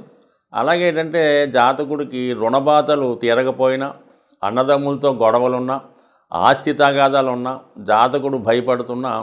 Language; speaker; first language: Telugu; native; Telugu